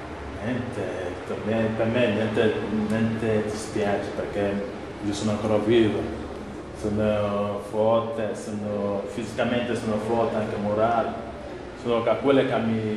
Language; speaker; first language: Italian; non-native, learner; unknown